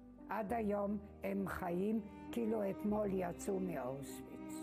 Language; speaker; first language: Hebrew; non-native, fluent; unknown